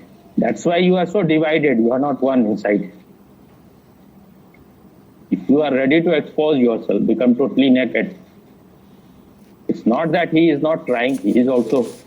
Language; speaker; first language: English; non-native, fluent; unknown